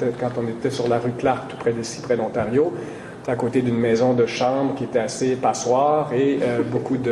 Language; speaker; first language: French; native; French